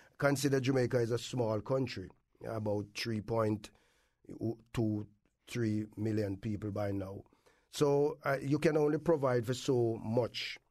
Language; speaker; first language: English; native; English